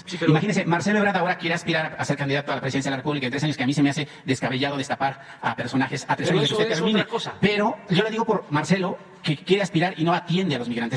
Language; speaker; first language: Spanish; native; Spanish